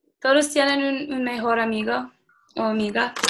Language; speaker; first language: Spanish; early bilingual, other home language; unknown